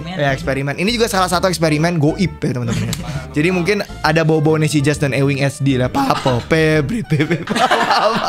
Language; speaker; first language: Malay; non-native, local second language; Sundanese